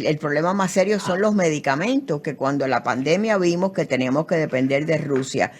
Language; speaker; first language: Spanish; native; Spanish